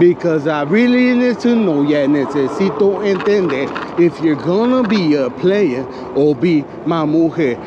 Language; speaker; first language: English; early bilingual, other home language; Spanish